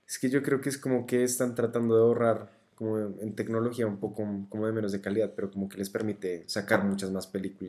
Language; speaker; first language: Spanish; native; Spanish